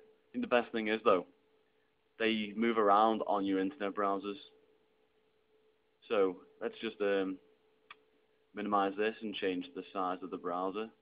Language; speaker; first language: English; native; English